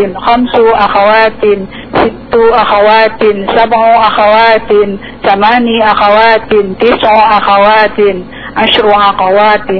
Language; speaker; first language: Arabic; non-native, learner; Indonesian